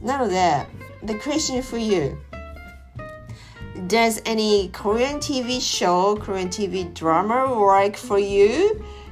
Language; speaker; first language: English; non-native, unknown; Japanese